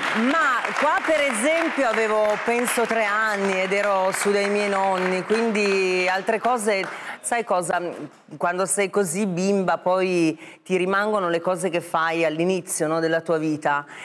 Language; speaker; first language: Italian; native; Italian